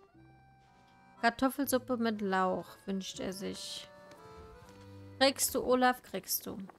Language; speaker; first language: German; native; German